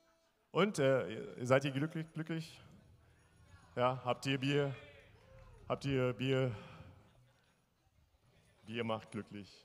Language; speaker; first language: German; non-native, fluent; Turkish